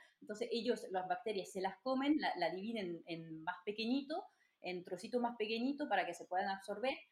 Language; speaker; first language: Spanish; non-native, fluent; French